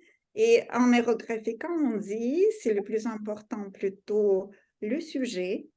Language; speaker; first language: French; non-native, fluent; Russian